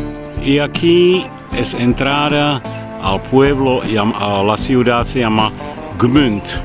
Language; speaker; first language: Spanish; non-native, fluent; Czech